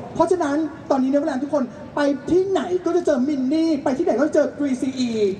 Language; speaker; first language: Thai; native; Thai